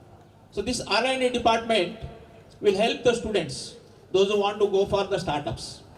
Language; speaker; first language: English; non-native, local second language; Telugu